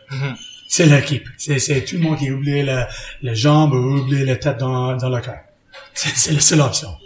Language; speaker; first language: French; non-native, learner; English